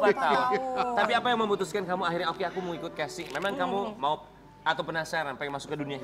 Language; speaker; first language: Indonesian; native; Indonesian